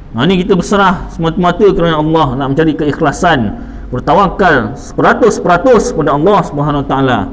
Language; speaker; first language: Malay; native; Malay